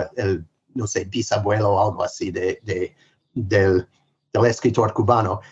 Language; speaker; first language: Spanish; non-native, fluent; English